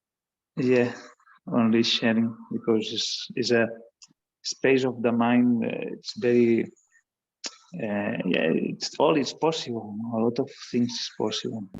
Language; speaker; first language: English; non-native, learner; Spanish